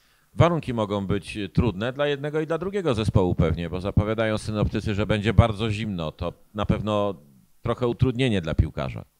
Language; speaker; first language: Polish; native; Polish